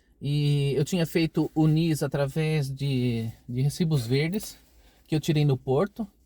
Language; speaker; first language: Portuguese; native; Portuguese